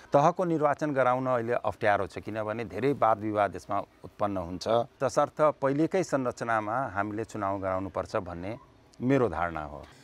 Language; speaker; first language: Nepali; native; Nepali